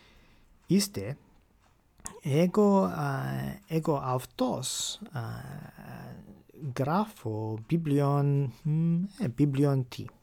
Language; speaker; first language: Greek; non-native, fluent; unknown